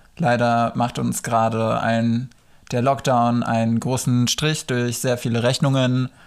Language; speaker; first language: German; early bilingual, other home language; Polish